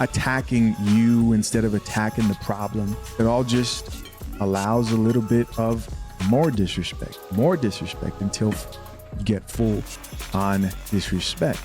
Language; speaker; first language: English; native; English